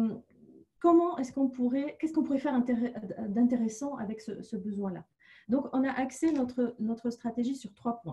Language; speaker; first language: French; native; French